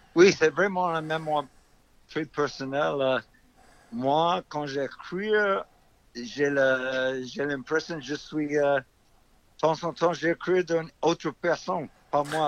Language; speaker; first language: French; non-native, fluent; English